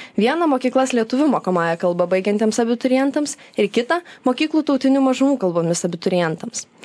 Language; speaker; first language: Lithuanian; native; Lithuanian